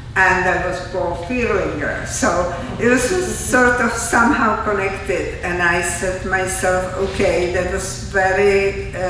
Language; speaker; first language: English; non-native, fluent; Czech